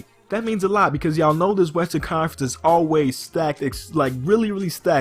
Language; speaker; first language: English; native; English